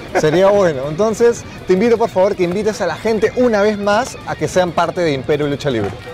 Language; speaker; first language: Spanish; native; Spanish